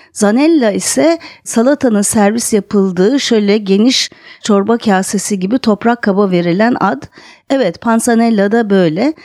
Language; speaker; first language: Turkish; native; Turkish